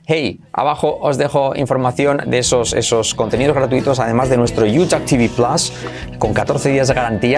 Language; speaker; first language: Spanish; native; Spanish